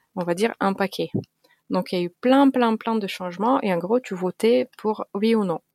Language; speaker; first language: French; non-native, fluent; Russian